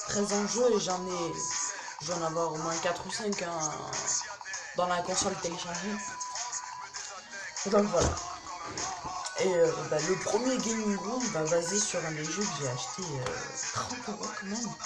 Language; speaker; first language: French; native; French